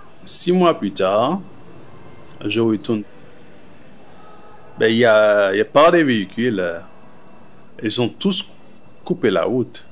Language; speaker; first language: French; non-native, local second language; Haitian Creole